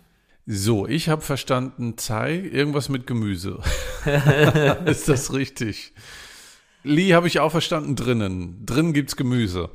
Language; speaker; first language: German; native; German